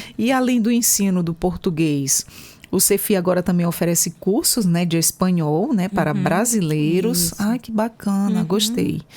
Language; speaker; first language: Portuguese; native; Portuguese